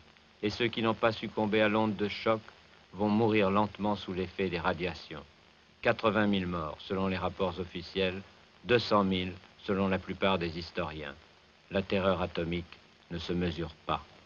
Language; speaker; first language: French; native; French